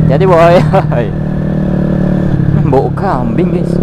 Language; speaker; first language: Indonesian; non-native, local second language; Javanese